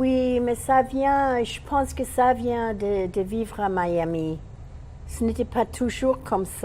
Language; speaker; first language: French; non-native, learner; English